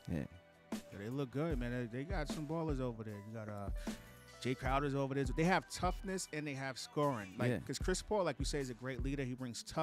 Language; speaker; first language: English; native; English